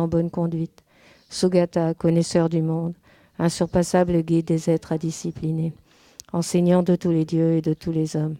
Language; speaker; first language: French; native; French